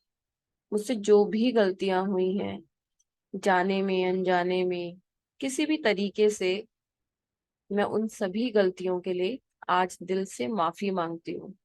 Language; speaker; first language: Hindi; native; Hindi